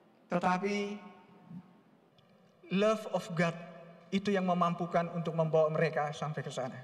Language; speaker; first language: Indonesian; non-native, local second language; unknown